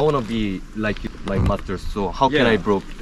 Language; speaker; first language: English; non-native, learner; Korean